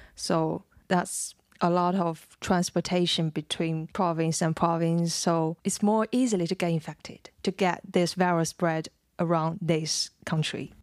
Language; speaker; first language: English; non-native, fluent; Chinese